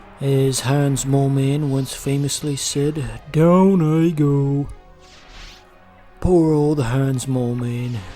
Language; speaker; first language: English; native; English